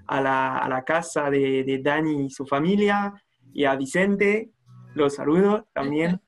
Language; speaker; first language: Spanish; non-native, fluent; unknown